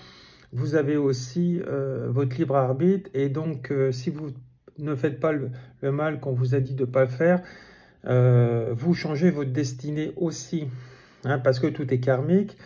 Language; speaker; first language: French; native; French